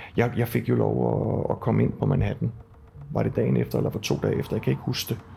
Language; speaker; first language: Danish; native; Danish